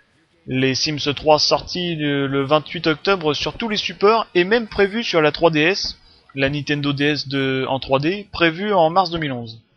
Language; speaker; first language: French; native; French